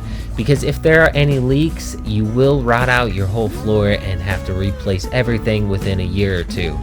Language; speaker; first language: English; native; English